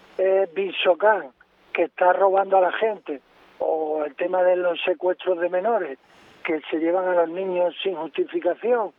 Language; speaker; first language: Spanish; native; Spanish